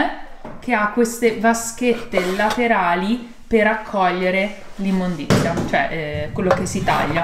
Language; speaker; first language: Italian; native; Italian